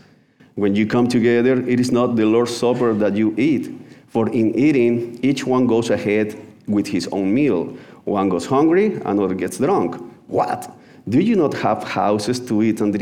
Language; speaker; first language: English; non-native, fluent; Spanish